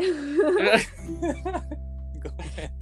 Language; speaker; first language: Japanese; non-native, learner; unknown